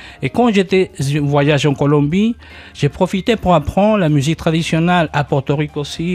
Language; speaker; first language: French; non-native, fluent; Spanish